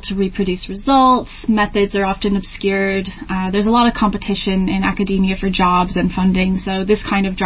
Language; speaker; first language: English; native; English